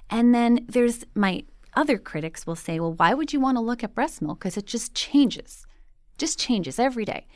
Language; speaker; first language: English; native; English